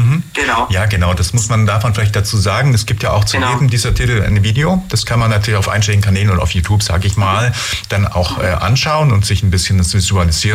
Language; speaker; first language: German; native; German